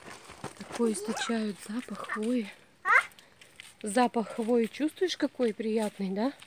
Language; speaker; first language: Russian; native; Russian